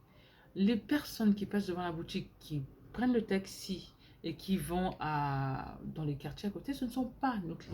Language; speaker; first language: French; native; French